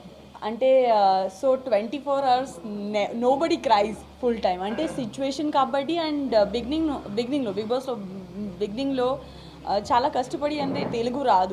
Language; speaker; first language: Telugu; non-native, local second language; Gujarati